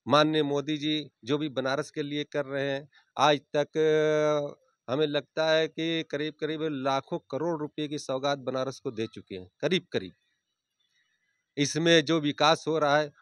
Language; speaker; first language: Hindi; native; Hindi